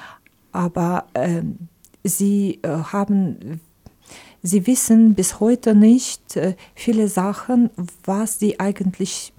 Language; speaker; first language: German; non-native, fluent; Ukrainian